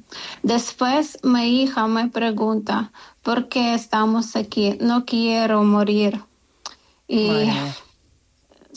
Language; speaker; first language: Spanish; non-native, learner; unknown